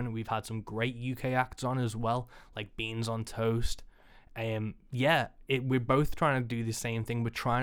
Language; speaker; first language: English; native; English